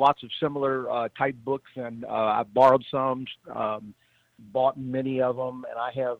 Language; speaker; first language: English; native; English